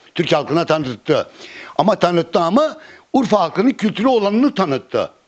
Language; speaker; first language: Turkish; native; Turkish